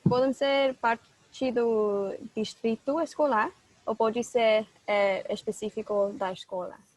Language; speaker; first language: Portuguese; non-native, fluent; English